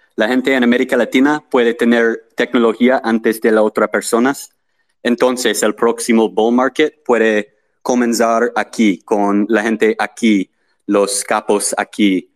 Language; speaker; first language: Spanish; non-native, learner; English